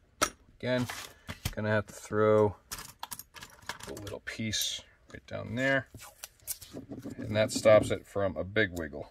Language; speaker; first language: English; native; English